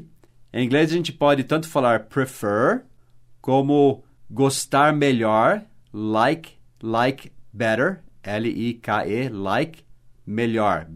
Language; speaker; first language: Portuguese; non-native, fluent; English